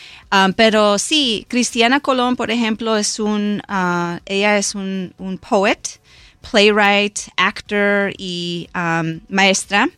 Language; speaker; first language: Spanish; non-native, local second language; English